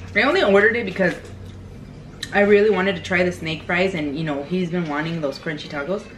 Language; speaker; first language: English; early bilingual, other home language; Spanish